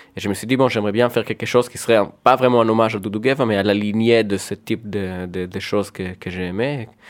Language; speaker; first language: French; non-native, fluent; Hebrew